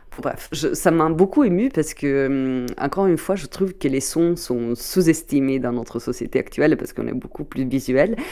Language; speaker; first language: French; non-native, fluent; Italian